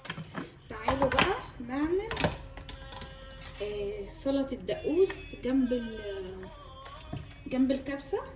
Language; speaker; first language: Arabic; native; Arabic